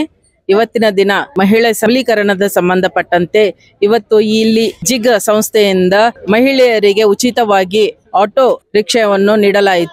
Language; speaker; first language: Kannada; native; Kannada